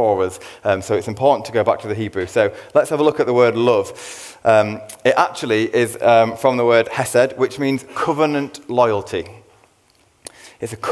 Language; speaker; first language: English; native; English